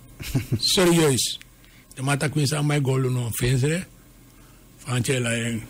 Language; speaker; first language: Dutch; non-native, local second language; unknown